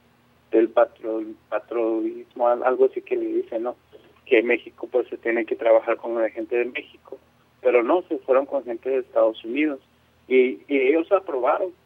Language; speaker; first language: Spanish; non-native, local second language; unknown